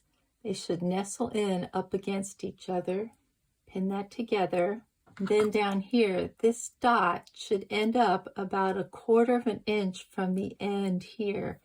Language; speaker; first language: English; native; English